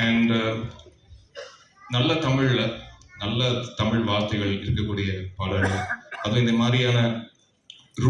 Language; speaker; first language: Tamil; native; Tamil